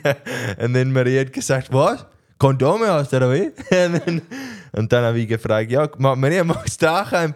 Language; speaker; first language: German; non-native, learner; English